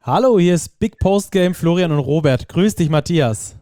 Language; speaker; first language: German; native; German